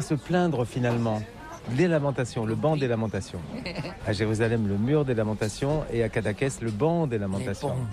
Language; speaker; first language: French; native; French